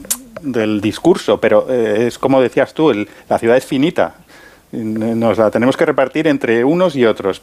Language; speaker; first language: Spanish; native; Spanish